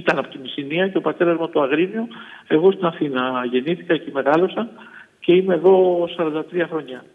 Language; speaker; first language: Greek; native; Greek